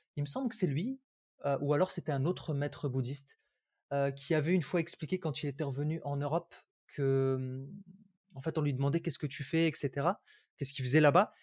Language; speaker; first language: French; early bilingual, other home language; Arabic